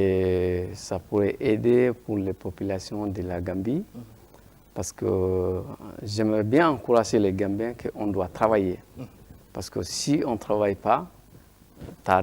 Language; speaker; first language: French; non-native, learner; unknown